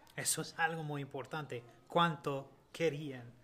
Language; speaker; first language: Spanish; non-native, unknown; English